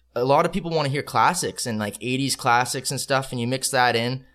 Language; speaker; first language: English; native; English